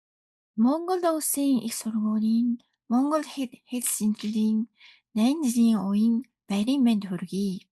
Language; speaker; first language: Mongolian; non-native, fluent; Japanese